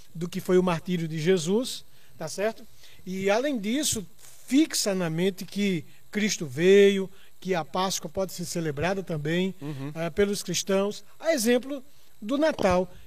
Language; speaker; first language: Portuguese; native; Portuguese